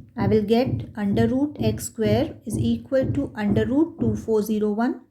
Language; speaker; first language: English; non-native, local second language; Hindi